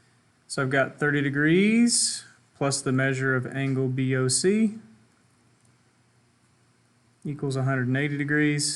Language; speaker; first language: English; native; English